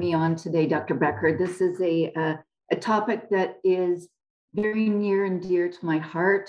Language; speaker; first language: English; native; English